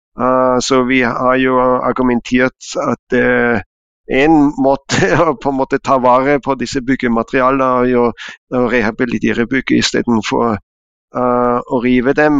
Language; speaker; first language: Norwegian; non-native, fluent; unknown